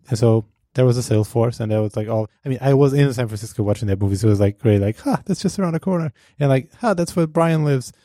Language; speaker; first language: English; non-native, fluent; Portuguese